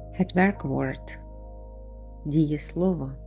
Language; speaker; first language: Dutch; non-native, fluent; Ukrainian